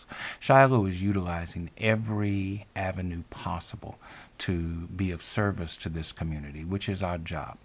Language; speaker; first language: English; native; English